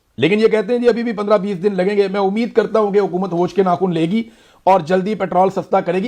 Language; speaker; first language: Urdu; native; Urdu